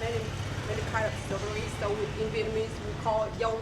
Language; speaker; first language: English; non-native, local second language; Vietnamese